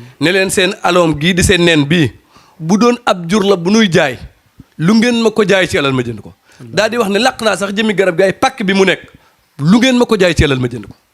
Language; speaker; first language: Wolof; non-native, local second language; Serer